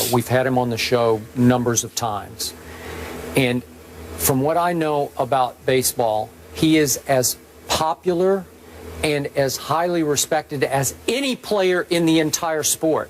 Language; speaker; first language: English; native; English